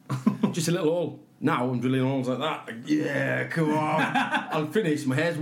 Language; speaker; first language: English; native; English